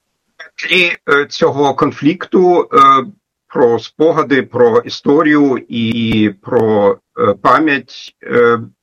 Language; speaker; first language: Ukrainian; non-native, fluent; German